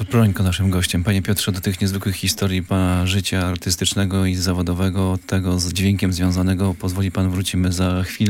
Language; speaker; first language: Polish; native; Polish